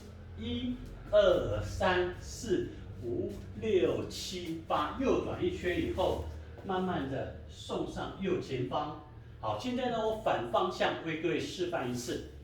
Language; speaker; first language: Chinese; native; Chinese